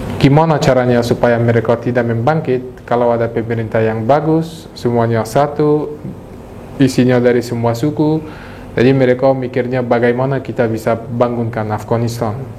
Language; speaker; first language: Indonesian; non-native, fluent; Persian